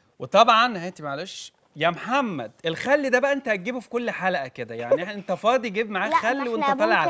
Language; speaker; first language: Arabic; native; Arabic